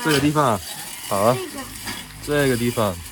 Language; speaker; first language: Chinese; non-native, learner; Cantonese